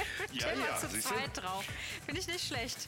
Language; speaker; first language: German; native; German